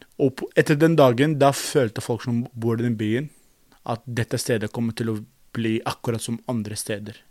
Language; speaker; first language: Norwegian; non-native, fluent; Arabic